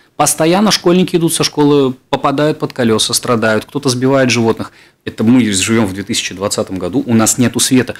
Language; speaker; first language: Russian; native; Russian